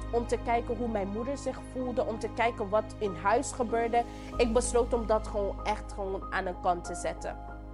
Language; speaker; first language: Dutch; non-native, local second language; English